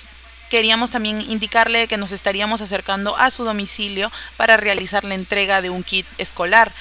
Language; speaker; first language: Spanish; native; Spanish